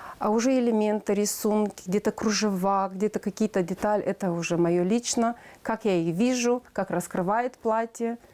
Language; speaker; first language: Russian; non-native, local second language; Romanian